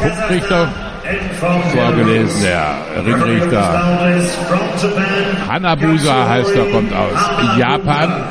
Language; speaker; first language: German; native; German